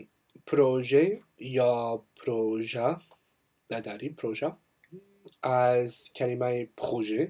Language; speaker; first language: Persian; non-native, learner; English